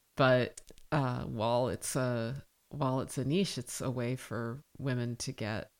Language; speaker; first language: English; native; English